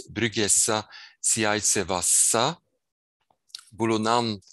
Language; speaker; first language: Turkish; non-native, fluent; Dutch